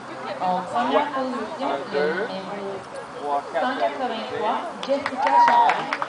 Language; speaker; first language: French; native; French